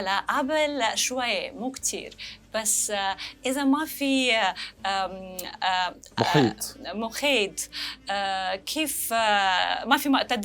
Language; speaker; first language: Arabic; non-native, learner; Russian